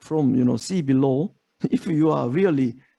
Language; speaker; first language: English; non-native, fluent; Korean